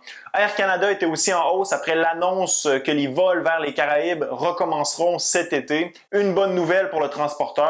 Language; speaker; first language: French; native; French